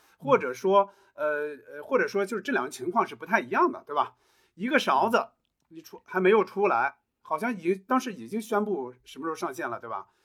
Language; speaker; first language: Chinese; native; Chinese